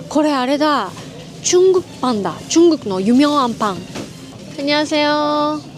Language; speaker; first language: Korean; non-native, learner; Japanese